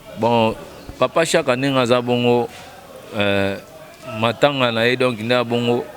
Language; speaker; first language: Lingala; native; Lingala